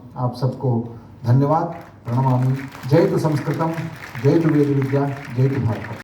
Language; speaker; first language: Hindi; non-native, local second language; Kannada